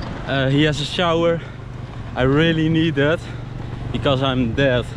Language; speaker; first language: English; non-native, fluent; Dutch